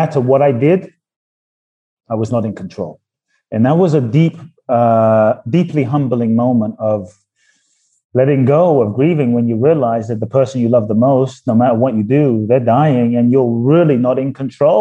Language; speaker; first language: English; native; English